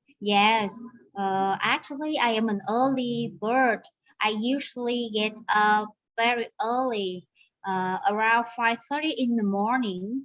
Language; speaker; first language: English; non-native, learner; Vietnamese